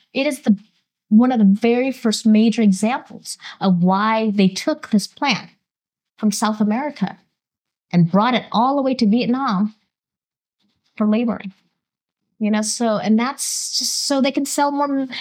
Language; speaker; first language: English; early bilingual, other home language; Vietnamese